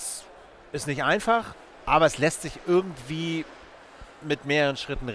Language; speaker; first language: German; native; German